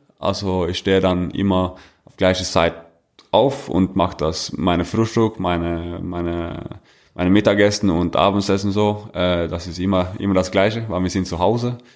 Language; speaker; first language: German; non-native, fluent; Norwegian